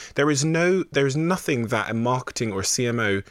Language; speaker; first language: English; native; English